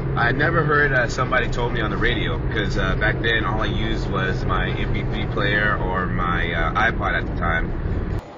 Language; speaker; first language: English; native; English